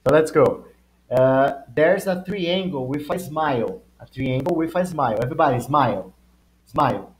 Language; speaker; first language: English; non-native, fluent; Portuguese